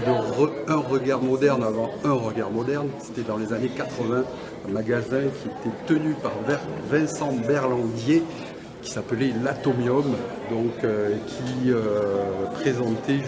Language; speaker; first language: French; native; French